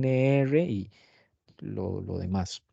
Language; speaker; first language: Spanish; native; Spanish